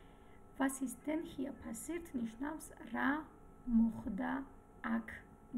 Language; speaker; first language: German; non-native, fluent; Georgian